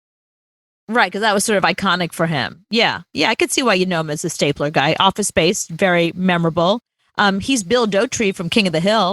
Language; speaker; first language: English; native; English